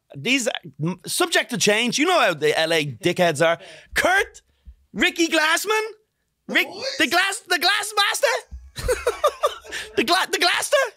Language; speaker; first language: English; native; English